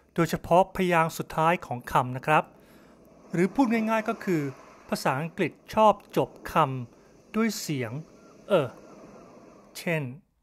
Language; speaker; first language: Thai; native; Thai